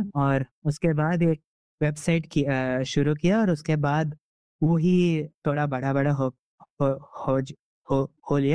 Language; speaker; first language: Hindi; non-native, local second language; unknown